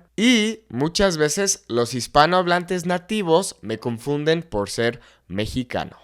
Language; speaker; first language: Spanish; non-native, fluent; English